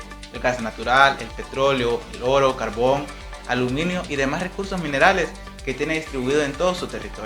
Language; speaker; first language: Spanish; native; Spanish